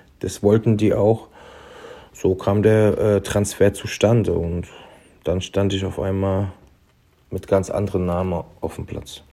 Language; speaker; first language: German; early bilingual, other home language; Turkish